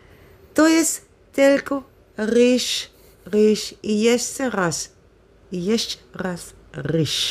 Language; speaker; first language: Polish; non-native, learner; Dutch